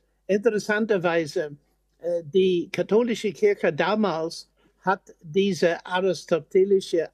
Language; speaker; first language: German; non-native, fluent; English